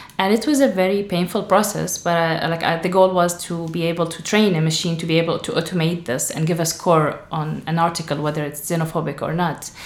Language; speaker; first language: English; non-native, fluent; Arabic